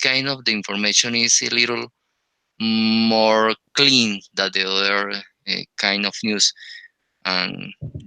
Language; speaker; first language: English; non-native, learner; Spanish